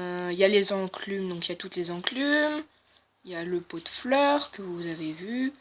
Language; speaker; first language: French; native; French